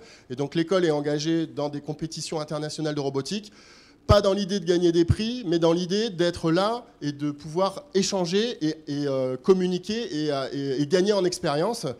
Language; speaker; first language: French; native; French